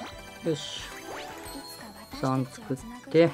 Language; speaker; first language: Japanese; native; Japanese